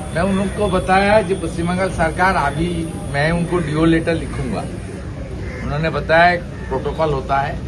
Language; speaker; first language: Hindi; non-native, local second language; Bangla